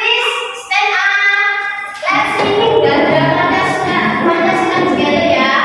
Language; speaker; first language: English; non-native, learner; Indonesian